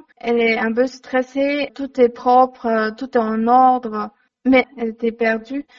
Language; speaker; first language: French; non-native, learner; Chinese